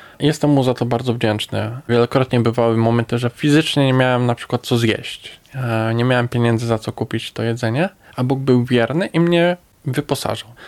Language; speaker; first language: Polish; native; Polish